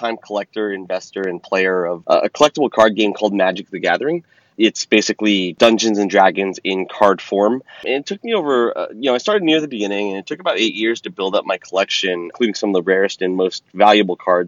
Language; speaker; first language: English; native; English